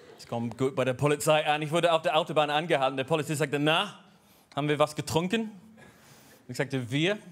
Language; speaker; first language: German; non-native, fluent; English